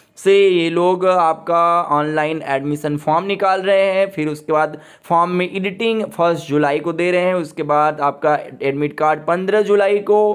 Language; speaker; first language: Hindi; native; Hindi